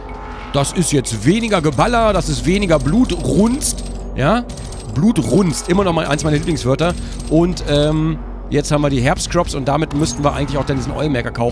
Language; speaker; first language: German; native; German